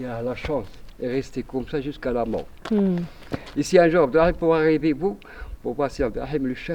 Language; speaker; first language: French; non-native, learner; Arabic